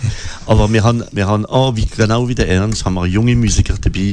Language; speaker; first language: German; non-native, local second language; French